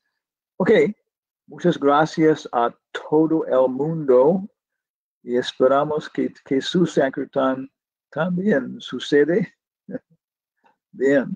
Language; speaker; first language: Spanish; non-native, fluent; English